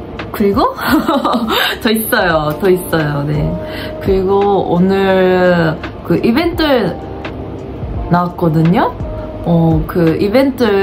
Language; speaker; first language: Korean; non-native, fluent; Japanese